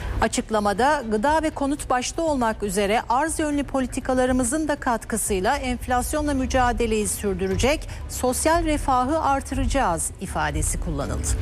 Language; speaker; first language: Turkish; native; Turkish